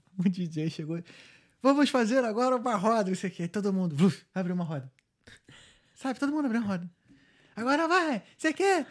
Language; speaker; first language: Portuguese; native; Portuguese